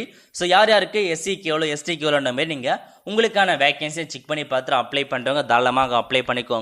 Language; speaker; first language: Tamil; native; Tamil